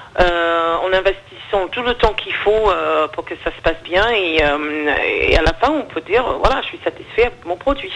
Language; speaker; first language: French; non-native, fluent; English